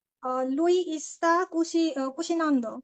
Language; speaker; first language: Italian; non-native, learner; Bangla